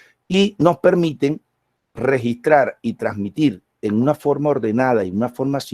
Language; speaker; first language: Spanish; native; Spanish